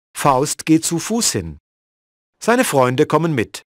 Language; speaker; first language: German; native; German